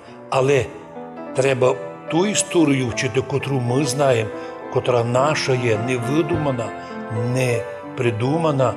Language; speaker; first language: Ukrainian; non-native, local second language; Rusyn